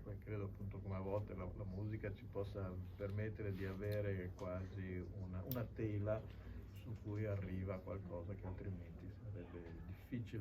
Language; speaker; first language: Italian; native; Italian